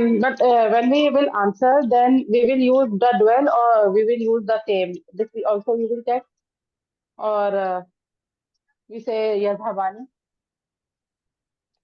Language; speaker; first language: English; non-native, learner; Urdu